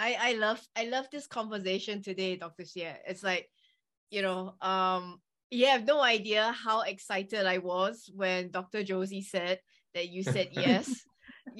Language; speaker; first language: English; native; English